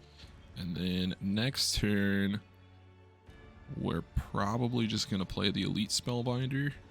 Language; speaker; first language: English; native; English